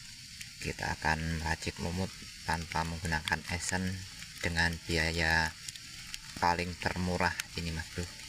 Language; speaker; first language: Indonesian; native; Indonesian